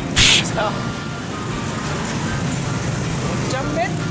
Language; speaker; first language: Vietnamese; non-native, learner; Japanese